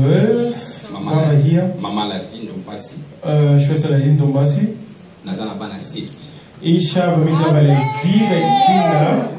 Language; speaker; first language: German; non-native, learner; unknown